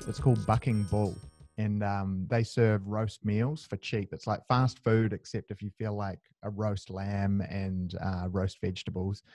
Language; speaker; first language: English; native; English